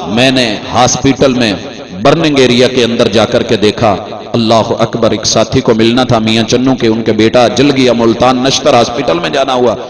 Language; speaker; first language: Urdu; non-native, local second language; Punjabi